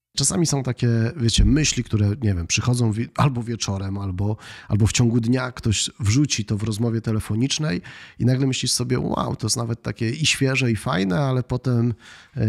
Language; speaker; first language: Polish; native; Polish